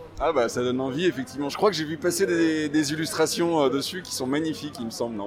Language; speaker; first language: French; native; French